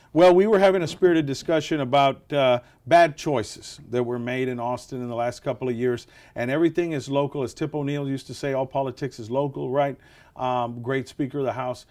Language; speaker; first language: English; native; English